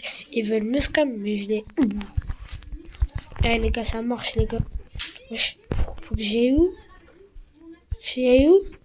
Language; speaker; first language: French; native; French